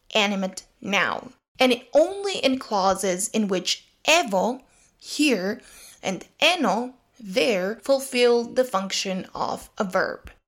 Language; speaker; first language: English; non-native, fluent; Serbian